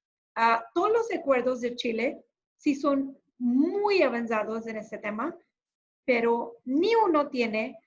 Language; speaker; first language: Spanish; non-native, fluent; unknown